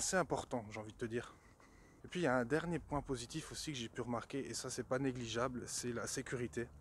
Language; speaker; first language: French; native; French